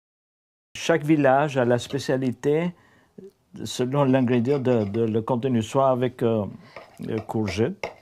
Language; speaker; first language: French; non-native, fluent; Albanian